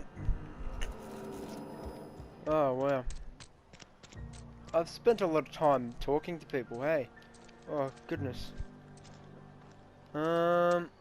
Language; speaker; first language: English; native; English